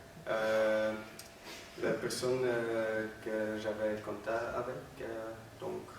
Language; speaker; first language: French; non-native, learner; Dutch